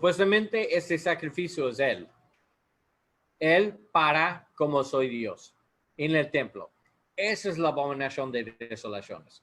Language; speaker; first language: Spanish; non-native, learner; English